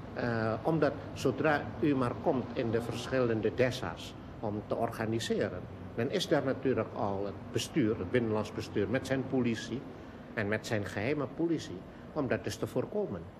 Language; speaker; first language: Dutch; non-native, local second language; Indonesian